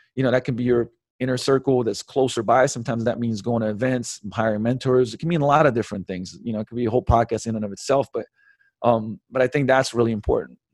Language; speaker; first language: English; early bilingual, other home language; Slovenian